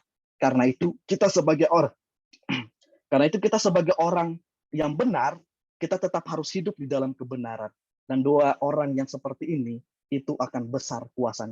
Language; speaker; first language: Indonesian; native; Indonesian